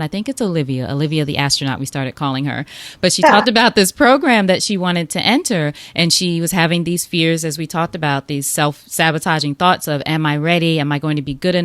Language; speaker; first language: English; native; English